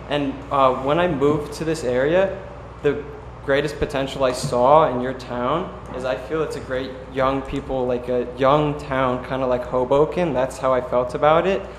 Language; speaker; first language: English; native; English